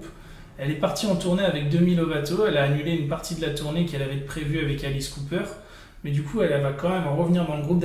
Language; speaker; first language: French; native; French